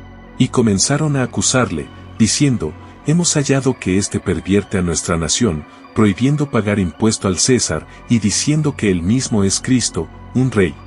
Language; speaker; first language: Spanish; native; Spanish